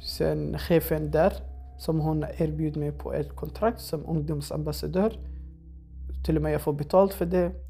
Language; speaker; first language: Swedish; early bilingual, other home language; Somali